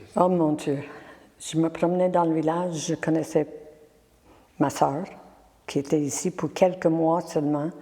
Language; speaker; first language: French; non-native, local second language; English